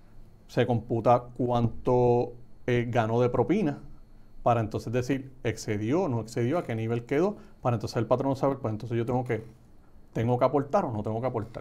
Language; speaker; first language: Spanish; native; Spanish